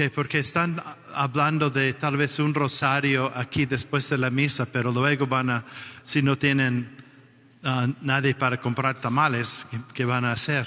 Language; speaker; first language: Spanish; non-native, fluent; English